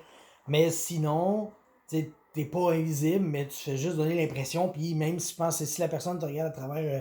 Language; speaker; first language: French; native; French